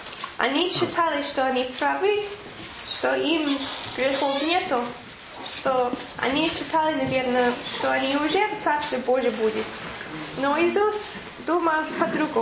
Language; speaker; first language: Russian; non-native, fluent; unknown